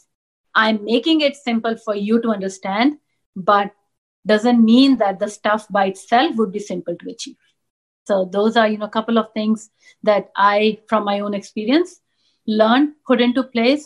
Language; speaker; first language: English; non-native, local second language; Punjabi